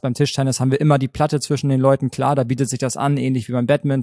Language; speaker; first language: German; native; German